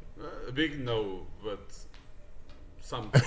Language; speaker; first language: English; non-native, learner; Portuguese